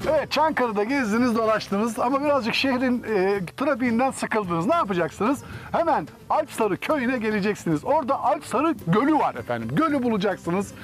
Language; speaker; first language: Turkish; native; Turkish